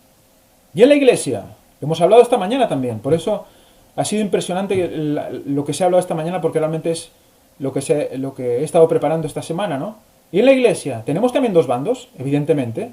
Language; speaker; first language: Spanish; native; Spanish